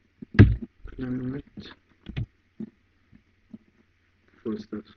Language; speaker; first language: German; non-native, fluent; Arabic